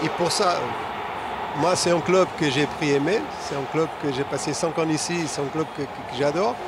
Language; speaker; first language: French; non-native, fluent; Portuguese